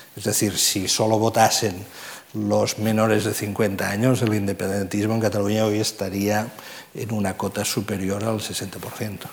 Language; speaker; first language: Spanish; non-native, local second language; Catalan